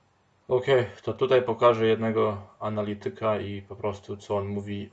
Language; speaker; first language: Polish; early bilingual, heritage; Polish